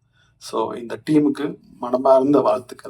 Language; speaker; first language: Tamil; native; Tamil